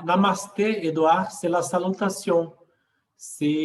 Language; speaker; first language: French; non-native, fluent; Portuguese